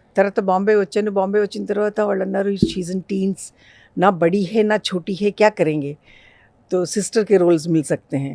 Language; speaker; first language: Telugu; non-native, local second language; Urdu